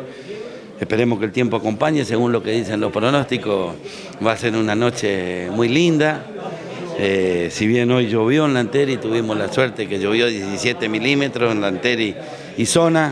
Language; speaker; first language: Spanish; native; Spanish